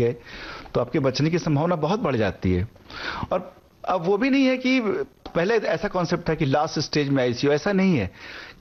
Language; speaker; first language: Hindi; native; Hindi